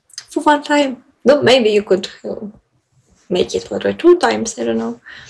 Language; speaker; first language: English; non-native, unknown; Ukrainian